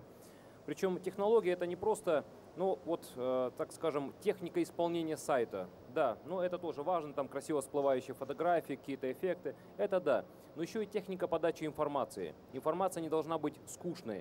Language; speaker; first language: Russian; native; Russian